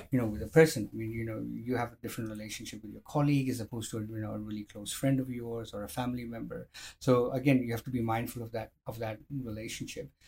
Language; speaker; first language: English; non-native, fluent; Arabic